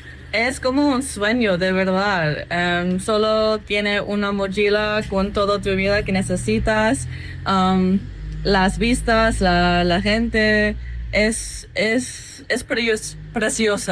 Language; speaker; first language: Spanish; non-native, fluent; English